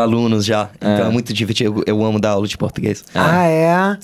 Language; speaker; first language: Portuguese; non-native, fluent; English